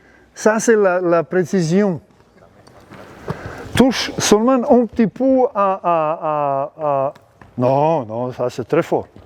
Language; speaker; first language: French; non-native, learner; Serbian